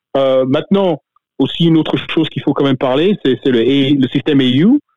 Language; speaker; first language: French; native; French